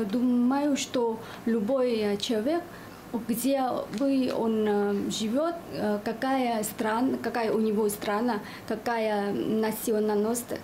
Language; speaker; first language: Russian; non-native, fluent; Vietnamese